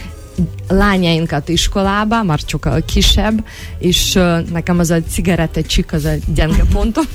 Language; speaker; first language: Hungarian; non-native, learner; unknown